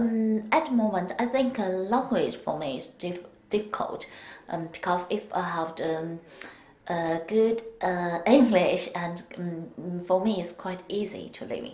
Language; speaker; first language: English; non-native, learner; Chinese